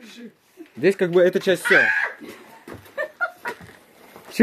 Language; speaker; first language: Russian; native; Russian